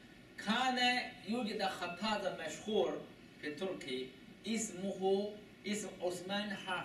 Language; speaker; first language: Arabic; non-native, learner; Chinese